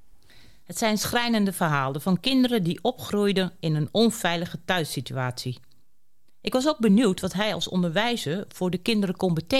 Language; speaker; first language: Dutch; native; Dutch